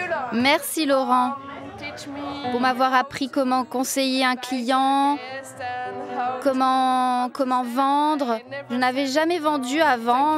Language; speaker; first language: French; non-native, learner; Spanish